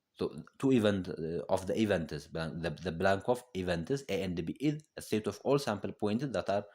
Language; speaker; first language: English; non-native, local second language; Amharic